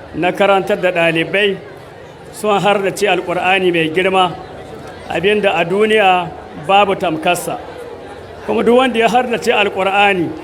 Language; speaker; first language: Hausa; native; Hausa